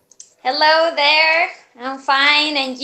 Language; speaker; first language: English; non-native, learner; Spanish